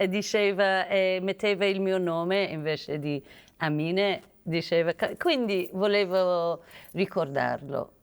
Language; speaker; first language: Italian; non-native, fluent; Persian